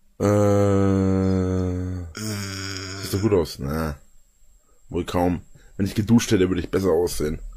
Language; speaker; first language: German; native; German